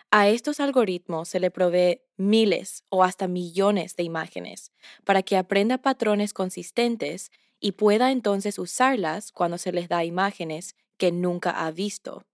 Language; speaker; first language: Spanish; early bilingual, heritage; Spanish